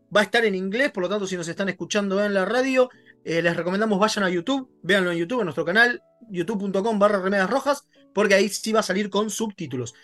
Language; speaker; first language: Spanish; native; Spanish